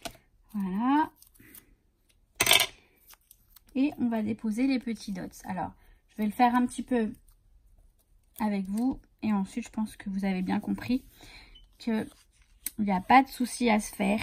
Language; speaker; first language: French; native; French